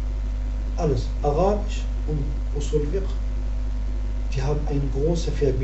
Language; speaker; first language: German; non-native, fluent; Arabic